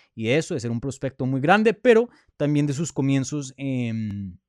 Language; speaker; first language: Spanish; native; Spanish